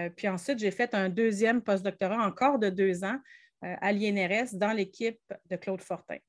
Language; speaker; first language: French; native; French